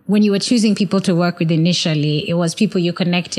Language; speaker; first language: English; non-native, local second language; Swahili